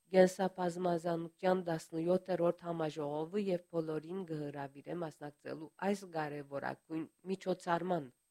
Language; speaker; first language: Armenian; early bilingual, heritage; Armenian